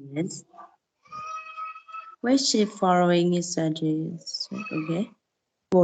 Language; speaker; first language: English; non-native, learner; Vietnamese